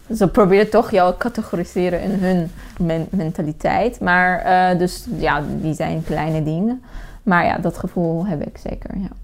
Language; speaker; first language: Dutch; non-native, fluent; Persian